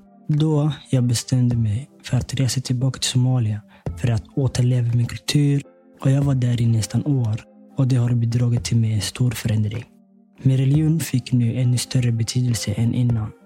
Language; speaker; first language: Swedish; early bilingual, other home language; Somali